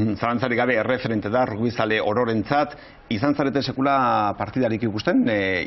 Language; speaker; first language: Basque; native; Basque